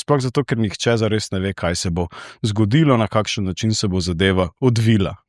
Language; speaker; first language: Slovenian; native; Slovenian